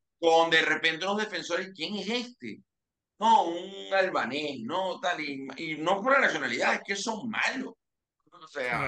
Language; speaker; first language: Spanish; native; Spanish